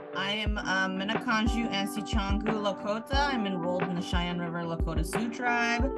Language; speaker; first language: English; native; English